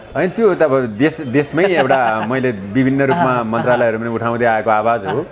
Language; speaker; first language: Nepali; native; Nepali